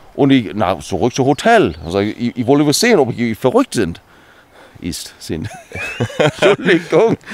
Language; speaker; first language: German; non-native, learner; Danish